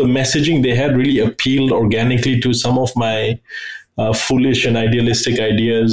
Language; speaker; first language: English; native; English